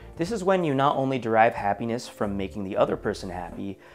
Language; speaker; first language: English; native; English